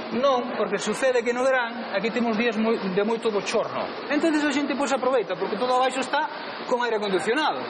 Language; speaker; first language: Galician; native; Galician